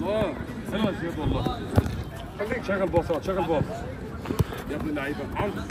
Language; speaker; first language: Arabic; native; Arabic